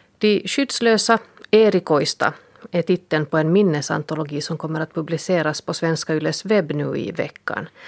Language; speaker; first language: Swedish; native; Swedish